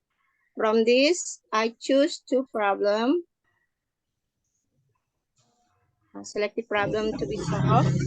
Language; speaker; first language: English; non-native, learner; Indonesian